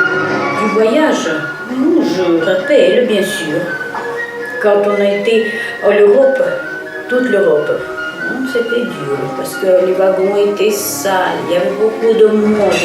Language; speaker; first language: French; early bilingual, heritage; Russian